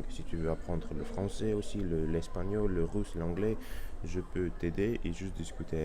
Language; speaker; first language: French; non-native, learner; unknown